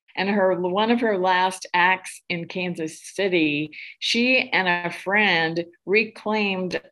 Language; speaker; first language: English; native; English